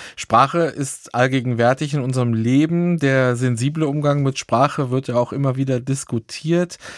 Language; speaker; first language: German; native; German